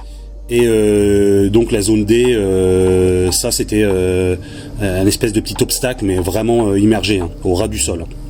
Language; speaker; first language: French; native; French